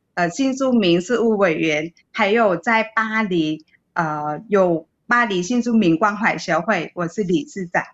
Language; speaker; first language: Chinese; non-native, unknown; Vietnamese